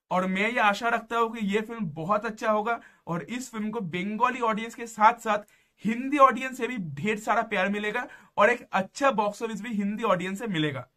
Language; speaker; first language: Hindi; non-native, local second language; Bangla